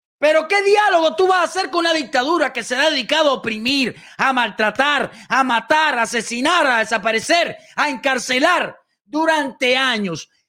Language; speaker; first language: Spanish; native; Spanish